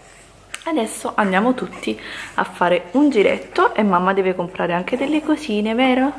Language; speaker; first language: Italian; native; Italian